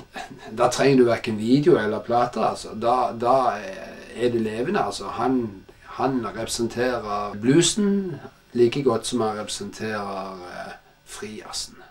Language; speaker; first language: Norwegian; native; Norwegian